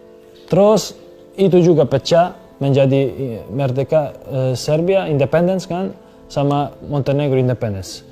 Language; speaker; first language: Indonesian; non-native, fluent; Serbian